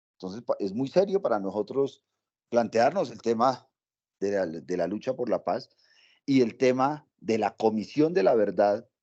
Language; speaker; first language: Spanish; native; Spanish